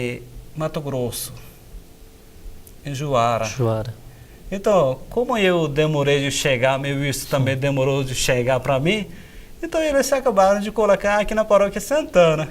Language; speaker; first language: Portuguese; non-native, fluent; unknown